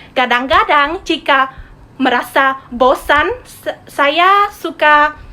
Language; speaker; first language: Indonesian; non-native, learner; Khmer